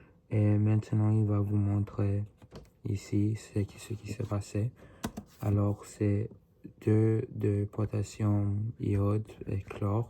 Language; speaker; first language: French; non-native, learner; English